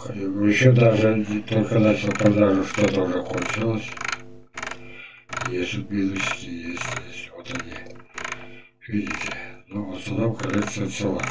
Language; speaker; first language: Russian; native; Russian